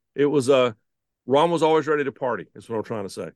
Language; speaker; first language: English; native; English